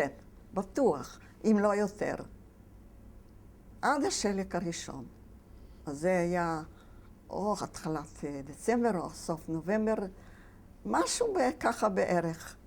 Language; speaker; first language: Hebrew; non-native, fluent; Polish